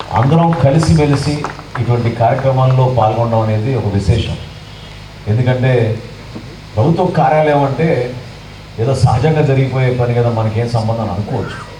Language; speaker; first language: Telugu; native; Telugu